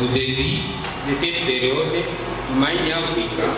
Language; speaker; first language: French; non-native, local second language; Swahili